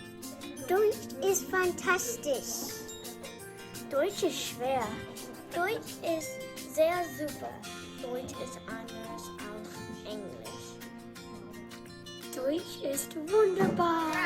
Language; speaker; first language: German; non-native, learner; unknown